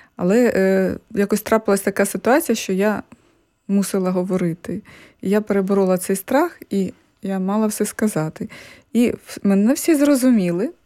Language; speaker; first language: Ukrainian; native; Ukrainian